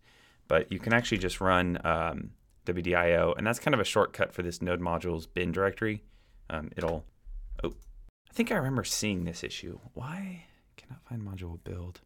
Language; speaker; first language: English; native; English